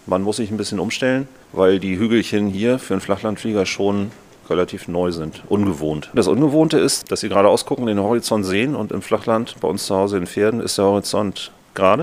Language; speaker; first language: German; native; German